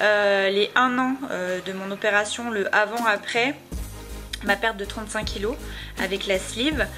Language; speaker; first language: French; native; French